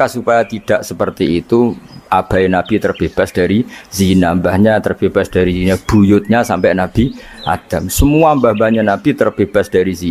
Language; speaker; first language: Indonesian; non-native, local second language; Javanese